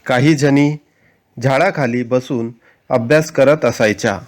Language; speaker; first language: Marathi; non-native, local second language; Urdu